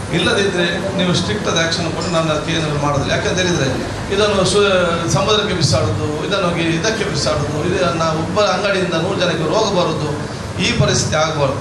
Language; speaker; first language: Kannada; non-native, local second language; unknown